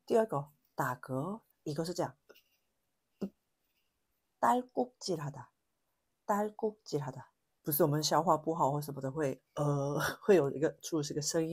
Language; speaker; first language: Chinese; non-native, fluent; Korean